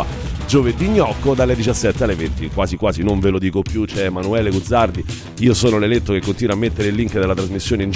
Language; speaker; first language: Italian; native; Italian